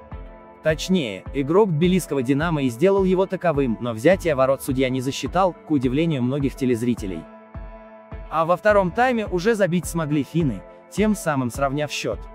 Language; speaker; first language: Russian; native; Russian